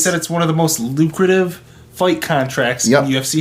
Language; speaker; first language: English; native; English